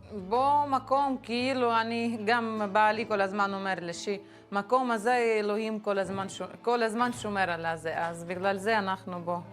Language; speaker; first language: Hebrew; non-native, fluent; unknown